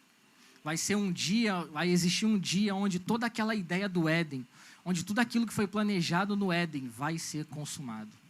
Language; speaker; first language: Portuguese; native; Portuguese